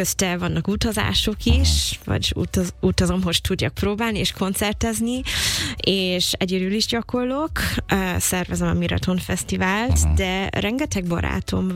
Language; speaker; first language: Hungarian; non-native, fluent; English